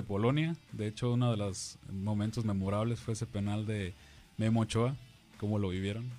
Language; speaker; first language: Spanish; native; Spanish